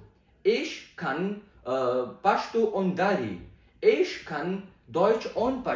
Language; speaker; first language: German; non-native, fluent; Pashto